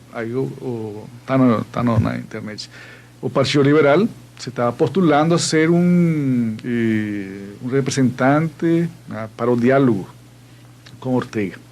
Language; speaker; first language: Portuguese; non-native, fluent; Spanish